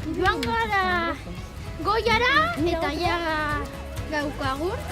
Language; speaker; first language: Basque; non-native, local second language; Spanish